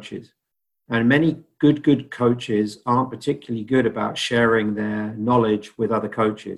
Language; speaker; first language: English; native; English